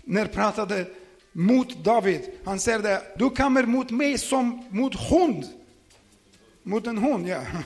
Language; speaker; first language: Swedish; non-native, learner; Ukrainian